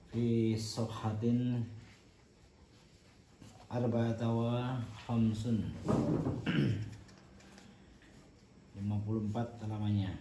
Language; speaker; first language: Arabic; non-native, fluent; Indonesian